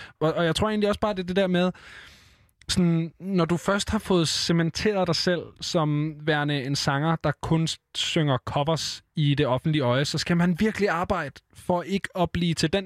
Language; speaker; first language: Danish; native; Danish